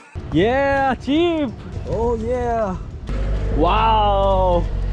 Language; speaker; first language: English; non-native, learner; Korean